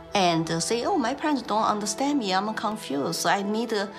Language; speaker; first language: English; non-native, fluent; Chinese